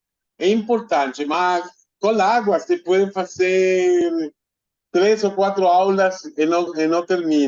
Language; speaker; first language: Portuguese; non-native, fluent; Spanish